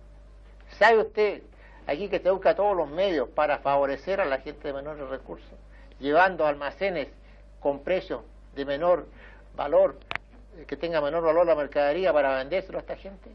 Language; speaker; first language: Spanish; native; Spanish